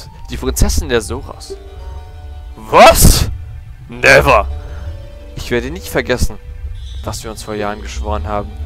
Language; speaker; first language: German; native; German